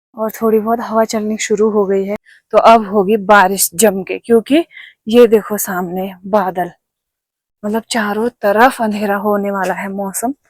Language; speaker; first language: Hindi; non-native, local second language; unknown